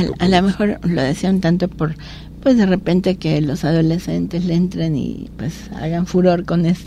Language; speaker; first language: Spanish; native; Spanish